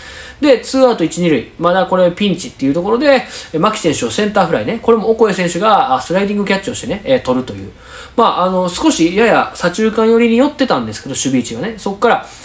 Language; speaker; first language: Japanese; native; Japanese